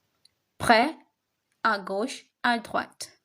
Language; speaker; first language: French; non-native, local second language; Swahili